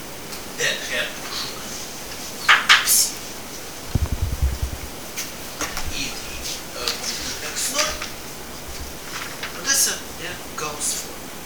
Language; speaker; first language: Swedish; non-native, fluent; Russian